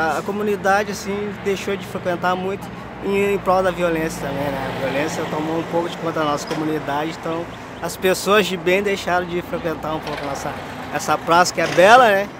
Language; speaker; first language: Portuguese; native; Portuguese